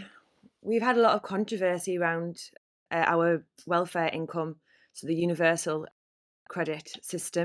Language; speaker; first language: English; native; English